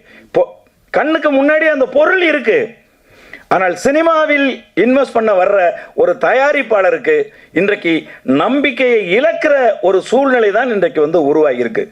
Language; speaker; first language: Tamil; native; Tamil